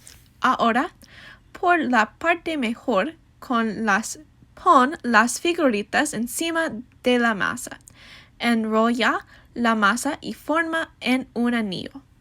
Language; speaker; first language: Spanish; non-native, learner; English